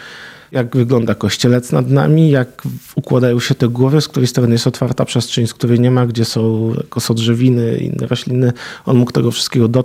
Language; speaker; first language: Polish; native; Polish